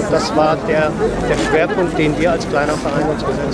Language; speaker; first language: German; native; German